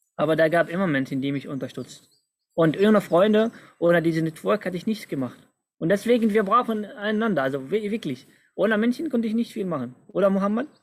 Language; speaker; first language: German; non-native, fluent; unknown